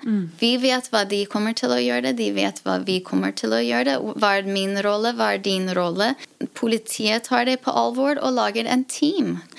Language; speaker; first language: Norwegian; non-native, fluent; English